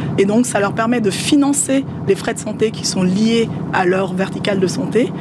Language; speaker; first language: French; non-native, local second language; Yoruba